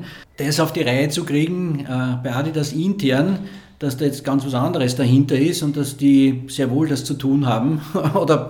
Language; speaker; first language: German; native; German